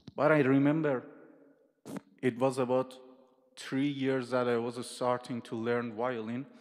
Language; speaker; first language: English; non-native, fluent; Persian